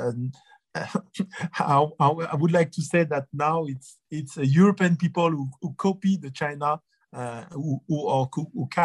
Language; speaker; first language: English; non-native, fluent; French